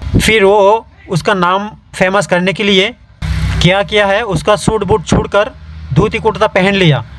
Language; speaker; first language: Hindi; non-native, local second language; Bangla